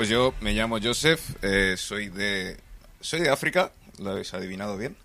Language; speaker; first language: Spanish; early bilingual, other home language; English